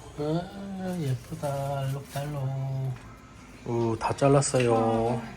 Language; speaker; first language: Korean; native; Korean